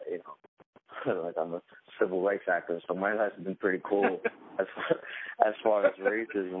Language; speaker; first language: English; native; English